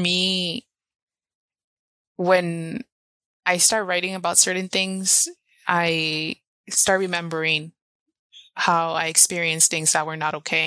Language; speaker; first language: English; early bilingual, other home language; Spanish